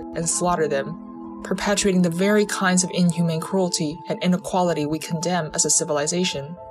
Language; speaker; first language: English; early bilingual, other home language; Chinese